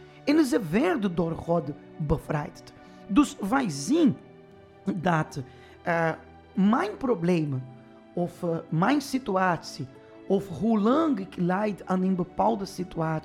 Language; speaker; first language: Dutch; non-native, fluent; Portuguese